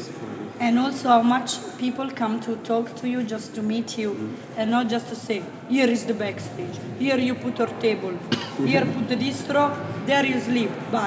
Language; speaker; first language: English; non-native, fluent; Italian